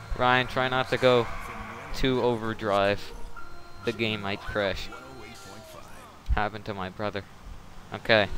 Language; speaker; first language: English; native; English